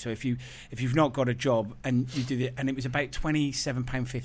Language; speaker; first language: English; native; English